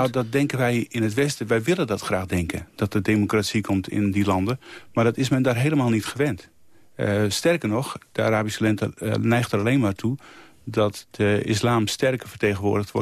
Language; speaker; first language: Dutch; native; Dutch